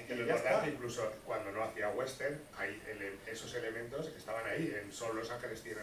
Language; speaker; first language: Spanish; native; Spanish